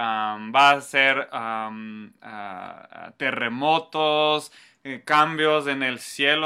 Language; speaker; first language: Spanish; non-native, fluent; English